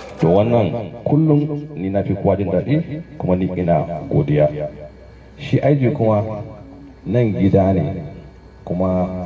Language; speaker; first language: Hausa; native; Hausa